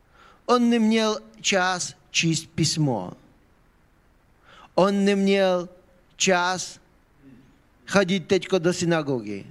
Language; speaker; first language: Czech; non-native, fluent; Ukrainian